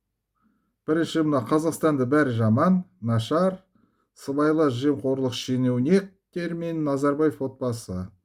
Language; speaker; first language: Kazakh; non-native, local second language; Russian